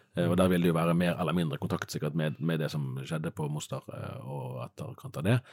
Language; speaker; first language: Norwegian; native; Norwegian